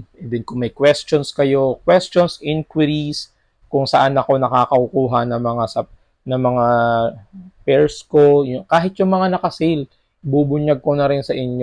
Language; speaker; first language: Filipino; native; Filipino